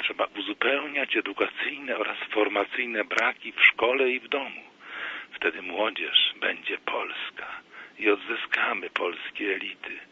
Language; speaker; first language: Polish; native; Polish